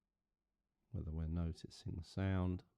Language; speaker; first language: English; native; English